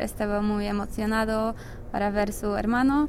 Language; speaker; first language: Spanish; non-native, learner; English